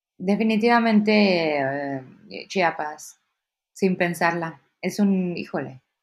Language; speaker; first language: Spanish; native; Spanish